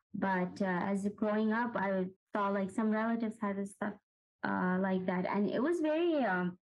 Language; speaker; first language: English; non-native, local second language; Urdu